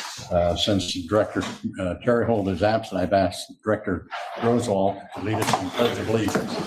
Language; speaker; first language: English; native; English